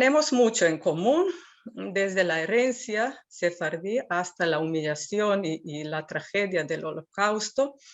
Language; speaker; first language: Spanish; non-native, fluent; Serbian